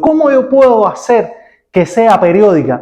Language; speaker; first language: Spanish; native; Spanish